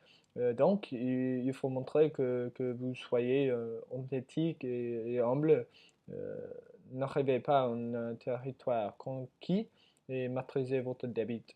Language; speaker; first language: French; non-native, learner; English